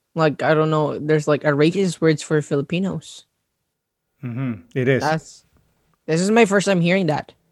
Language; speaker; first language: English; non-native, local second language; Cebuano